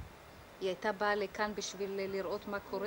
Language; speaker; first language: Hebrew; native; Hebrew